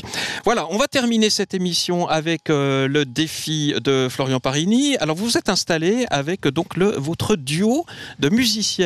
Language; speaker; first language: French; native; French